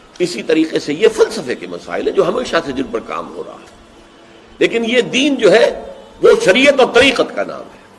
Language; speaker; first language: Urdu; native; Urdu